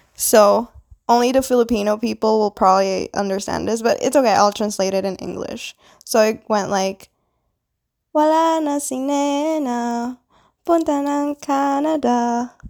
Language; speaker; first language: English; non-native, local second language; Filipino